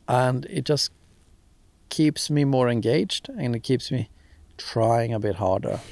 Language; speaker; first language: English; non-native, fluent; Swedish